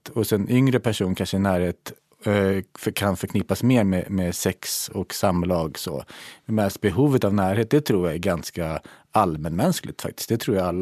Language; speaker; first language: Swedish; native; Swedish